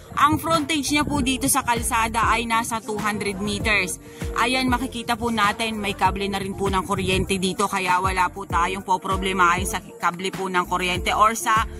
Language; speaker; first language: Filipino; non-native, local second language; Bikol